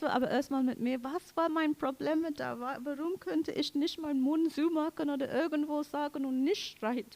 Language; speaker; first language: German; non-native, learner; English